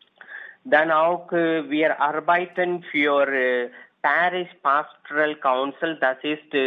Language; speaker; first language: German; non-native, learner; Tamil